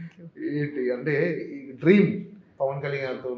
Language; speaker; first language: Telugu; native; Telugu